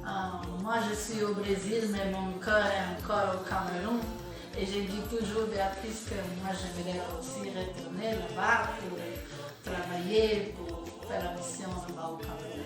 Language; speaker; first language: French; non-native, fluent; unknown